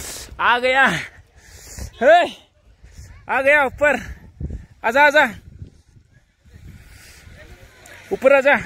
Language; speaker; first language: Hindi; non-native, local second language; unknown